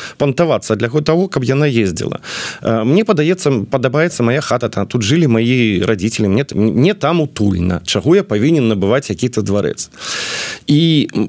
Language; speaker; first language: Belarusian; non-native, local second language; Russian